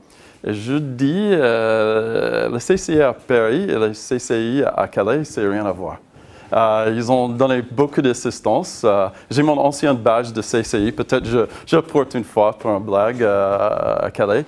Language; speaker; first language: French; non-native, learner; English